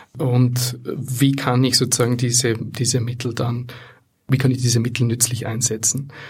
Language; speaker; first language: German; native; German